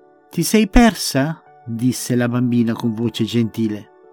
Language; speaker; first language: Italian; native; Italian